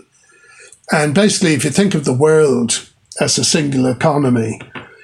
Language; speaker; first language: English; native; English